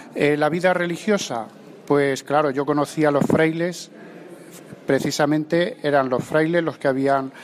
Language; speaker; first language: Spanish; native; Spanish